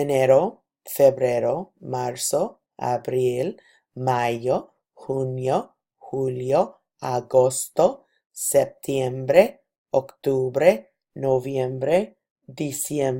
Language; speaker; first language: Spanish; non-native, fluent; English